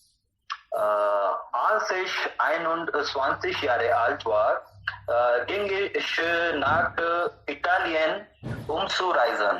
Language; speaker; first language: German; non-native, learner; Hindi